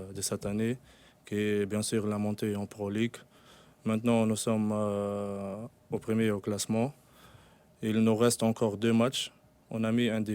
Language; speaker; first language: French; non-native, local second language; Arabic